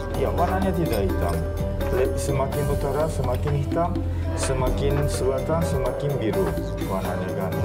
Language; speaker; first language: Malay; non-native, fluent; Turkish